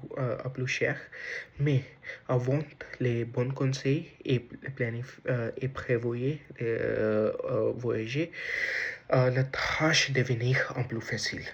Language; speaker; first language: French; non-native, learner; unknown